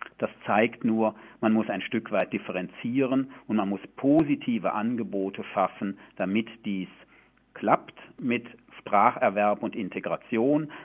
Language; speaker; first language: German; native; German